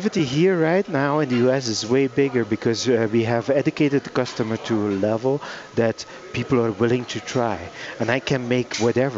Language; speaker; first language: English; non-native, fluent; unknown